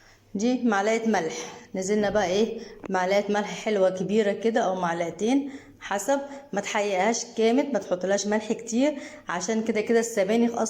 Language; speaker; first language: Arabic; native; Arabic